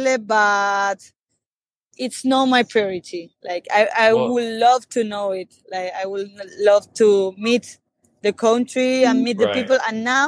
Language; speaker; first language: English; non-native, fluent; Spanish